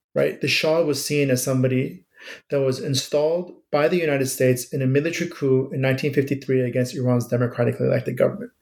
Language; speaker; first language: English; early bilingual, other home language; Persian